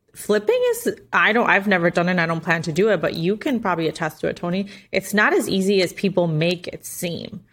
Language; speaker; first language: English; non-native, fluent; Spanish